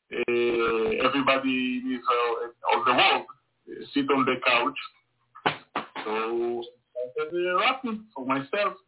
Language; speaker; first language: English; non-native, learner; Hebrew